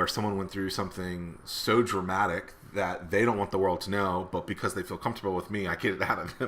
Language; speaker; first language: English; native; English